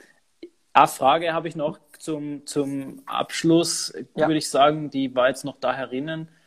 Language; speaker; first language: German; native; German